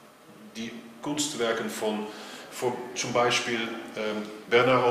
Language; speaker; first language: German; non-native, fluent; Dutch